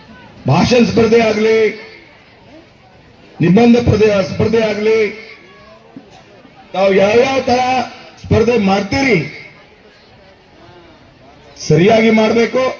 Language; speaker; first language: Kannada; non-native, local second language; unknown